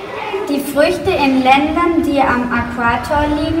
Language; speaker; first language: German; non-native, learner; Spanish